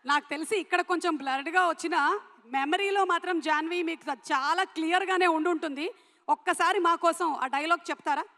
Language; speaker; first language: Telugu; native; Telugu